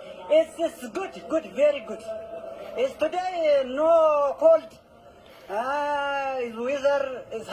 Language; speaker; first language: English; non-native, learner; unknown